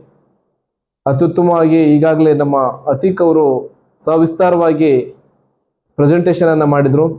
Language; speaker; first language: Kannada; native; Kannada